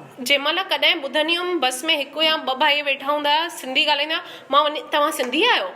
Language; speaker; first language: Sindhi; early bilingual, heritage; Sindhi